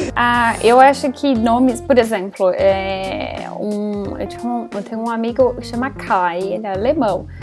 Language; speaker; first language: Portuguese; native; Portuguese